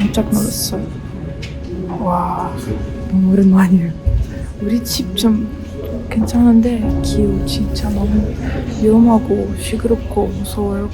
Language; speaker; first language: Korean; non-native, learner; Ukrainian